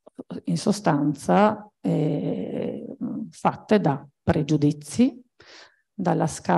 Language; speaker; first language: Italian; native; Italian